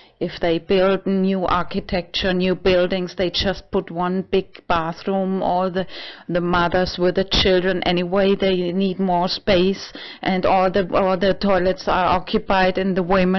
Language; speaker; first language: English; non-native, fluent; German